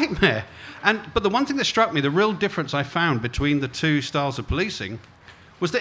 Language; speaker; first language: English; native; English